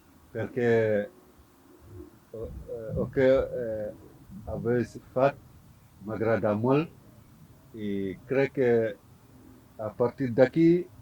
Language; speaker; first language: Catalan; non-native, learner; Fula